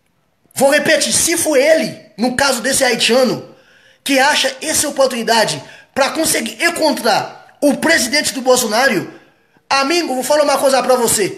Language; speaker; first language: Portuguese; non-native, fluent; Haitian Creole